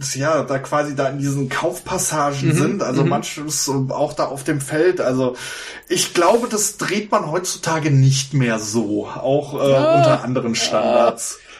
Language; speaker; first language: German; native; German